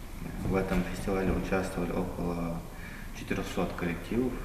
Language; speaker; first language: Russian; non-native, local second language; Ingush